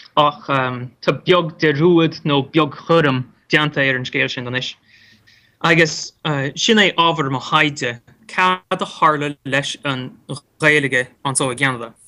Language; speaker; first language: Irish; non-native, fluent; English